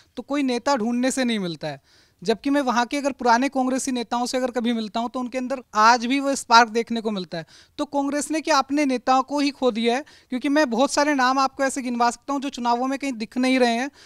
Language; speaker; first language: Hindi; native; Hindi